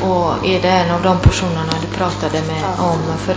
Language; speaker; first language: Swedish; non-native, fluent; Italian